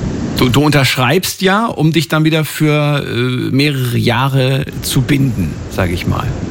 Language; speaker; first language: German; native; German